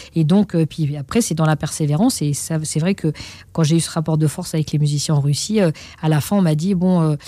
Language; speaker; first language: French; native; French